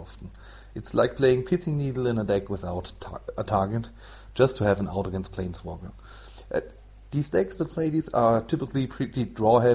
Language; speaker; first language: English; non-native, fluent; German